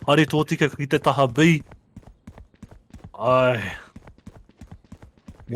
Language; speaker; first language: Māori; non-native, local second language; English